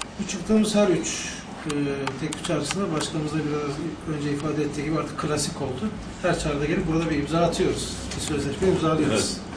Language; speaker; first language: Turkish; native; Turkish